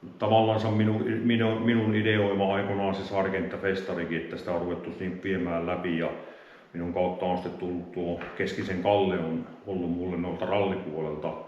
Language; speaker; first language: Finnish; native; Finnish